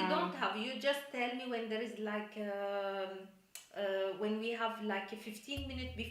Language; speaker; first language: English; non-native, learner; Arabic